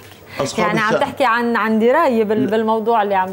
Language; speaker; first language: Arabic; native; Arabic